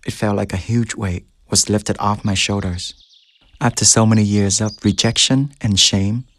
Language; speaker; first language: English; early bilingual, other home language; Vietnamese